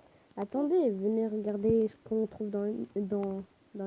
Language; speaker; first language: French; native; French